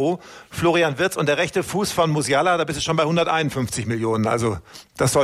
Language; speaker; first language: German; native; German